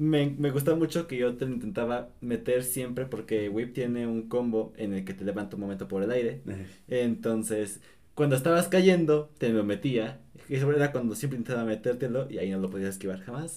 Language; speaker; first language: Spanish; native; Spanish